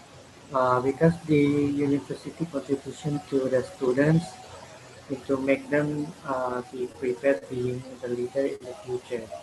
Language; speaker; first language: English; non-native, learner; Malay